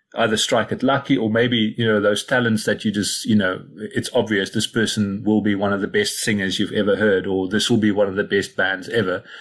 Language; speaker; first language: English; non-native, local second language; Afrikaans